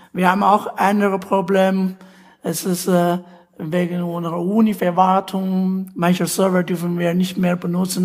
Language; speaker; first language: German; non-native, learner; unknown